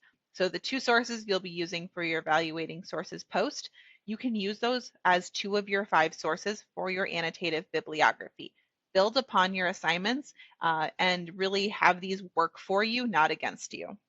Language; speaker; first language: English; native; English